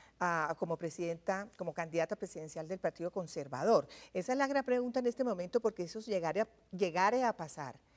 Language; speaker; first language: Spanish; native; Spanish